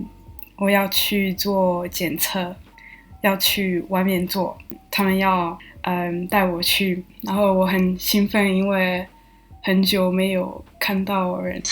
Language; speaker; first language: Chinese; non-native, learner; French